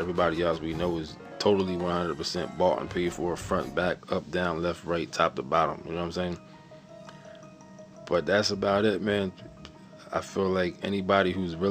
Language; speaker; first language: English; native; English